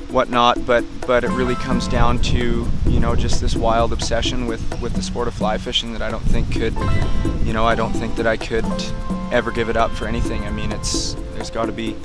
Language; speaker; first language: English; native; English